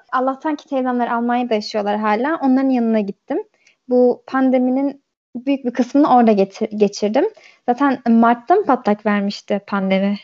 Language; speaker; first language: Turkish; early bilingual, heritage; Turkish